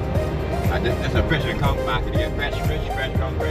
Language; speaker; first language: English; native; English